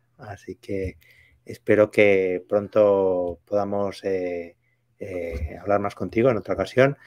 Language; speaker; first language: Spanish; native; Spanish